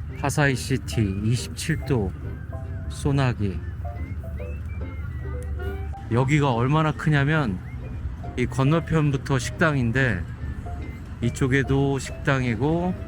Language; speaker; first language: Korean; native; Korean